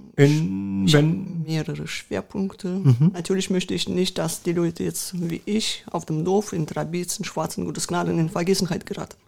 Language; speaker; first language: German; early bilingual, other home language; Russian